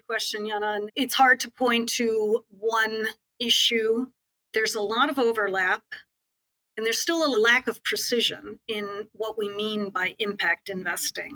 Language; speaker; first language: English; native; English